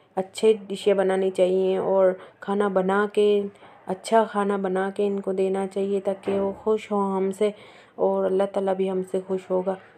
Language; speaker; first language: Urdu; native; Urdu